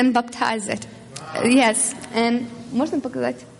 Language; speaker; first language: English; non-native, learner; Russian